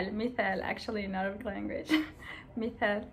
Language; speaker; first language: English; non-native, fluent; Arabic